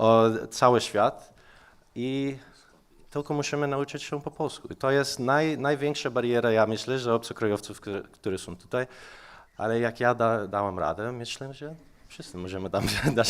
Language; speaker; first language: Polish; non-native, learner; Macedonian